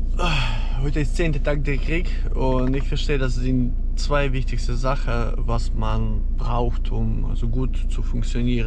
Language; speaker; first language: German; non-native, fluent; Ukrainian